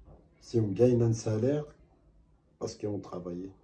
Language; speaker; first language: French; non-native, fluent; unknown